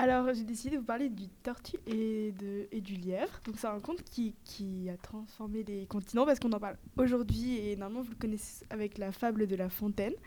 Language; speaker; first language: French; native; French